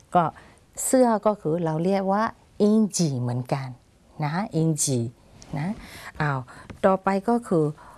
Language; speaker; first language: Thai; non-native, fluent; Burmese